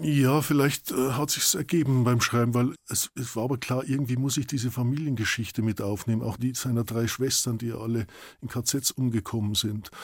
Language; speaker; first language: German; native; German